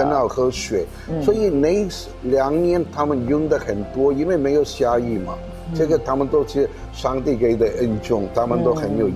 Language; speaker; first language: Chinese; non-native, fluent; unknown